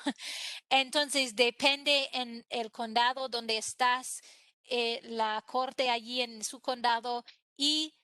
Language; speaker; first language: Spanish; non-native, fluent; English